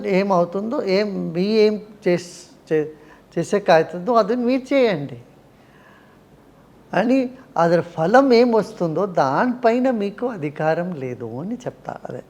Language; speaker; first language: Telugu; non-native, local second language; Tamil